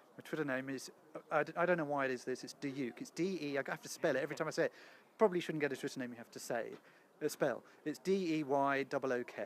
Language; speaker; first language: English; native; English